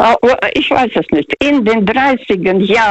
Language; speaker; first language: German; non-native, fluent; Russian